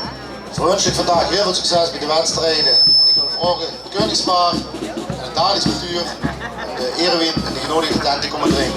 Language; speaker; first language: Dutch; native; Dutch